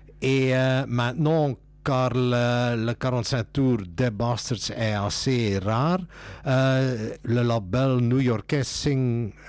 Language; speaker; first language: French; non-native, local second language; Dutch